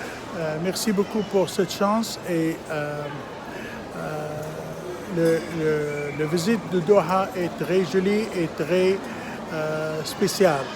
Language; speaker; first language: French; non-native, learner; Arabic